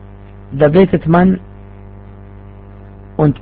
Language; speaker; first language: German; non-native, fluent; Arabic